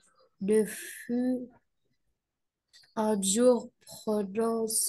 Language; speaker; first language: French; non-native, learner; Arabic